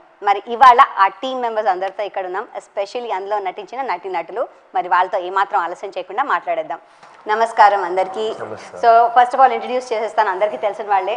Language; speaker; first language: Telugu; native; Telugu